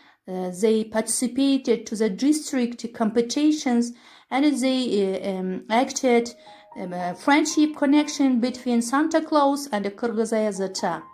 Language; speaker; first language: English; non-native, fluent; Kyrgyz